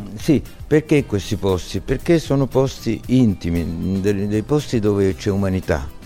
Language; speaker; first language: Italian; early bilingual, heritage; Italian